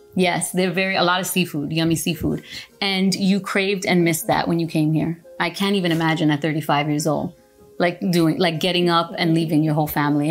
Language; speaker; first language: English; early bilingual, other home language; Spanish